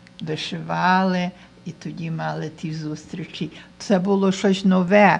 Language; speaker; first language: Ukrainian; early bilingual, heritage; Ukrainian